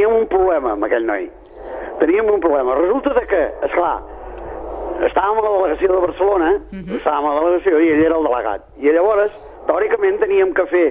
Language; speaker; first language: Catalan; native; Catalan